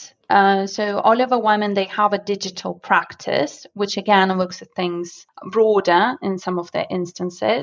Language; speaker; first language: English; non-native, fluent; Russian